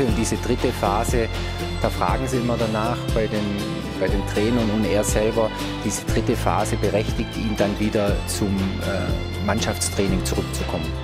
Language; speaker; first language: German; native; German